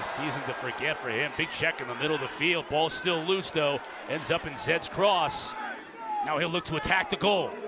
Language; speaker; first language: English; native; English